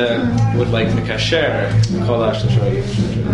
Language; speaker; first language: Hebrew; non-native, learner; English